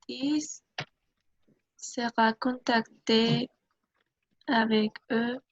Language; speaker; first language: French; non-native, learner; Spanish